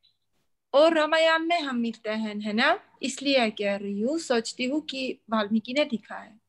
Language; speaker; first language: Hindi; non-native, learner; Armenian